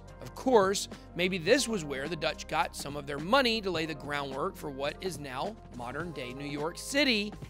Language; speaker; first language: English; native; English